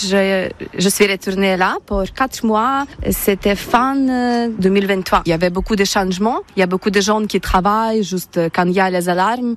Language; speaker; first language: French; non-native, learner; Ukrainian